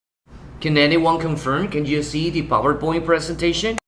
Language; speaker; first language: English; non-native, fluent; Spanish